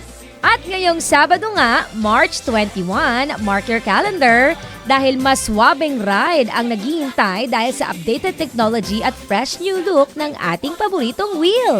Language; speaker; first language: Filipino; native; Filipino